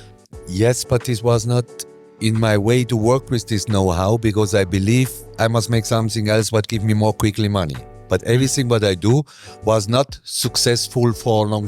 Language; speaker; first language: English; non-native, learner; German